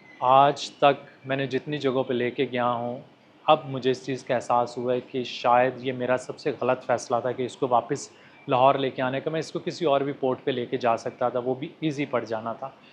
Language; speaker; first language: Urdu; non-native, local second language; Punjabi